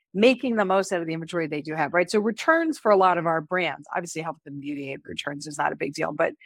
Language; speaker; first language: English; native; English